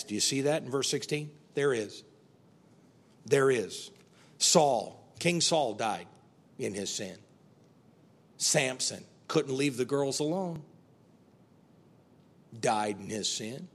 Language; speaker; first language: English; native; English